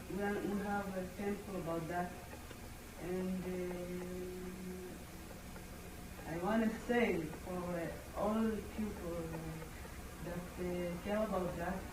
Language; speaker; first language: English; non-native, learner; Amharic